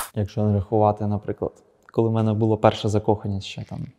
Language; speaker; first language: Ukrainian; early bilingual, other home language; Russian